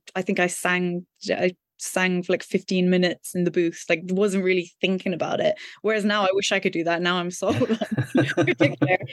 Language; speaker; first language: English; native; English